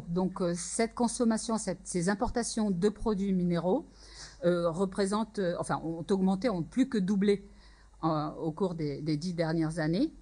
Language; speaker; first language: French; native; French